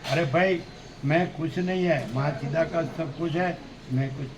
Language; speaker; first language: Hindi; non-native, local second language; Gujarati